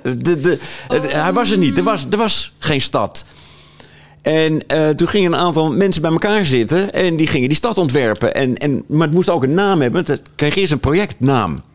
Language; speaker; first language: Dutch; native; Dutch